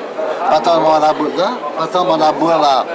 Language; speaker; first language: Russian; early bilingual, heritage; Russian